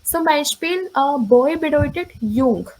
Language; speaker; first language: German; non-native, fluent; Hindi